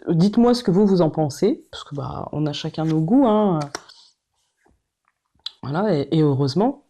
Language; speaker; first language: French; native; French